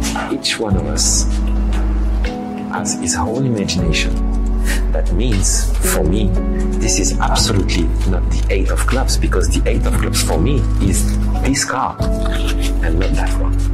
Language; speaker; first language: English; non-native, fluent; French